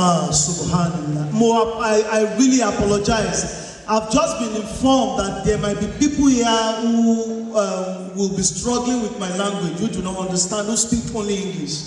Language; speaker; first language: English; non-native, local second language; Yoruba